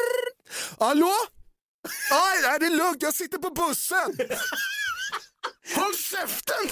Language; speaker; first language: Swedish; native; Swedish